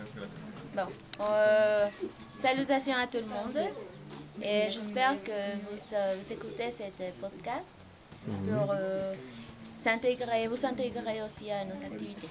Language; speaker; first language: French; non-native, fluent; Spanish